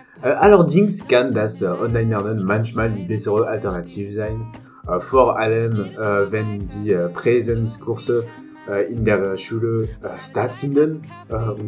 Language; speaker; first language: German; non-native, learner; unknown